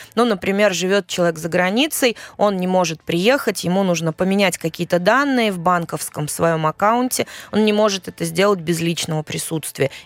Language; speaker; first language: Russian; native; Russian